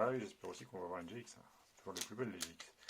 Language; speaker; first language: French; native; French